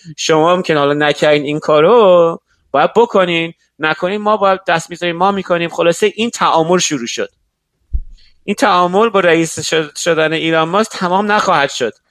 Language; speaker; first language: Persian; native; Persian